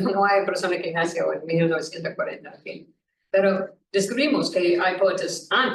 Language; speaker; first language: Spanish; non-native, learner; English